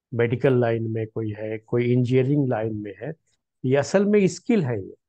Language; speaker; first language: Hindi; native; Hindi